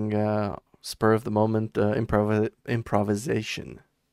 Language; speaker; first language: English; non-native, fluent; Romanian